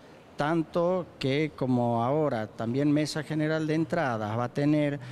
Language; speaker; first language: Spanish; native; Spanish